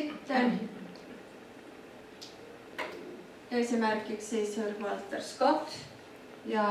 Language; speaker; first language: Finnish; non-native, fluent; Icelandic